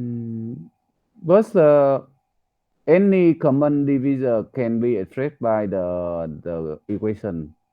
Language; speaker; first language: English; non-native, learner; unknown